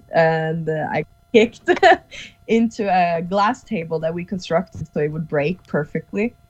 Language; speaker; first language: English; non-native, fluent; Norwegian